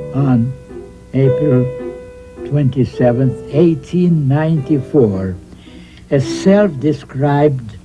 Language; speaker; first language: English; non-native, fluent; Russian